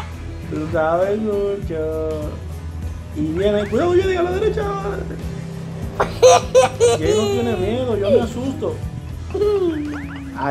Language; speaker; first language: Spanish; native; Spanish